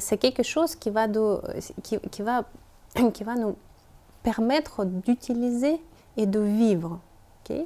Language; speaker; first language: French; non-native, fluent; Russian